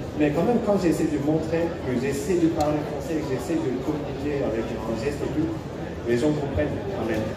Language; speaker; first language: French; non-native, fluent; Japanese